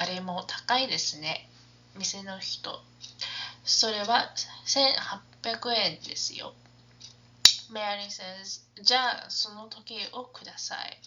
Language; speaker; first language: Japanese; non-native, fluent; English